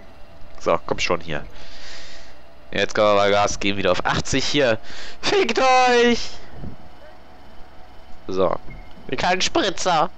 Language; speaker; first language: German; native; German